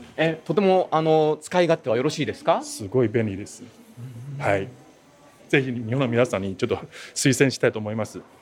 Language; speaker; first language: Japanese; non-native, fluent; Chinese